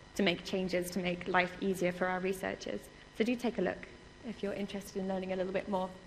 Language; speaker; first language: English; native; English